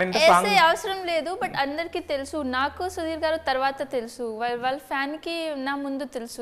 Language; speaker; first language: Telugu; non-native, fluent; Hindi